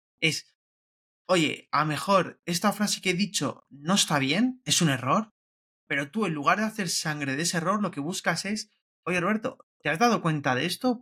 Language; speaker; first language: Spanish; native; Spanish